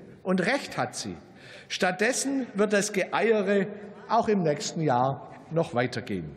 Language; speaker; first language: German; native; German